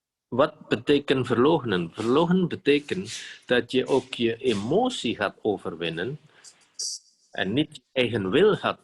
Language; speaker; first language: Dutch; non-native, fluent; Indonesian